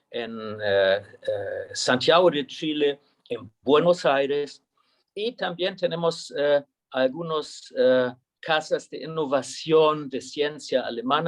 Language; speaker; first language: Spanish; non-native, fluent; German